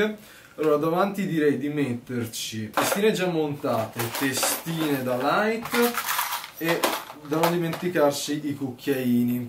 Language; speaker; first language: Italian; native; Italian